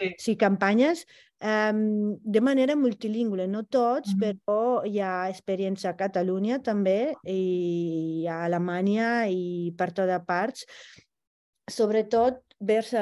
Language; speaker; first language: Catalan; non-native, fluent; Italian